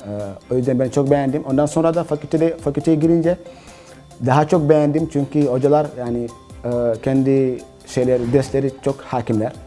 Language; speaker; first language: Turkish; non-native, fluent; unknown